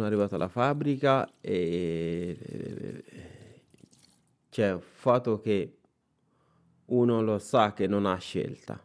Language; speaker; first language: Italian; non-native, fluent; Bambara